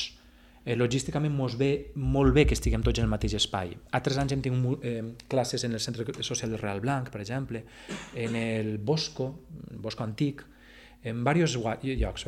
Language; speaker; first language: Catalan; native; Catalan